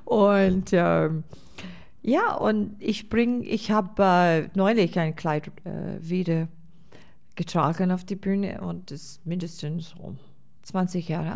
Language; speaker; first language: German; non-native, fluent; English